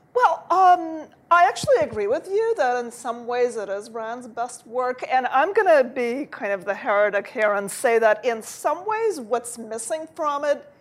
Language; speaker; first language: English; early bilingual, other home language; Russian